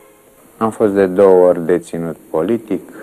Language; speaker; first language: Italian; non-native, learner; Romanian